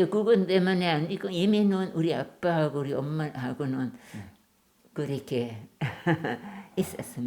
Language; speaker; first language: Korean; non-native, learner; German